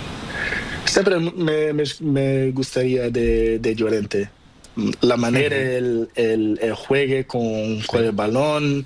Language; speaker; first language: Spanish; non-native, learner; Portuguese